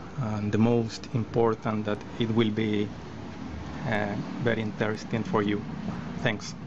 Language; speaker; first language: English; non-native, learner; Spanish